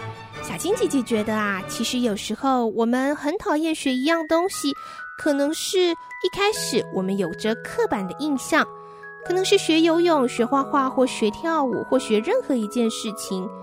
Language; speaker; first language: Chinese; native; Chinese